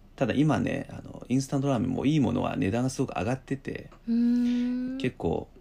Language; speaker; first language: Japanese; non-native, fluent; Chinese